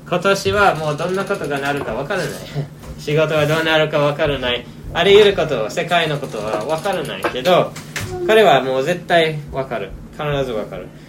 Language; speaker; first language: Japanese; non-native, fluent; English